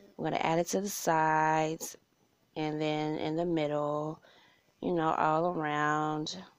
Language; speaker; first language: English; native; English